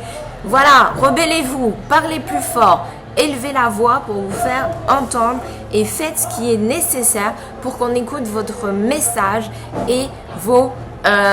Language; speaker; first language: French; native; French